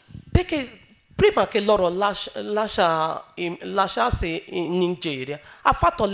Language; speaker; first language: Italian; non-native, learner; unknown